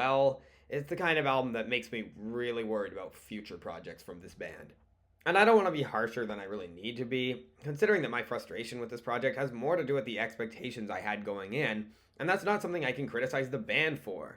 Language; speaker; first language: English; native; English